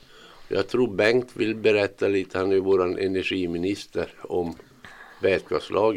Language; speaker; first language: Swedish; native; Swedish